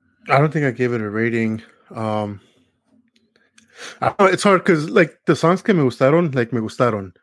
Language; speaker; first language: English; early bilingual, other home language; Spanish